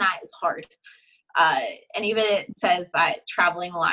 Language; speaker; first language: English; native; English